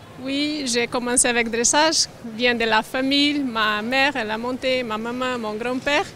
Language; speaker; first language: French; non-native, learner; Portuguese